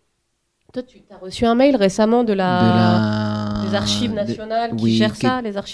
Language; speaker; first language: French; native; French